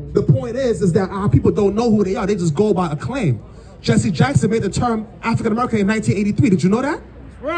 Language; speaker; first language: English; native; English